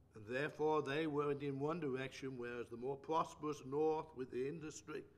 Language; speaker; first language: English; native; English